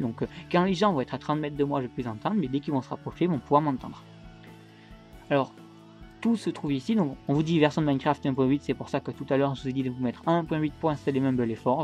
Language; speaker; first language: French; native; French